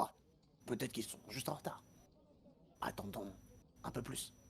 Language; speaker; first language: French; native; French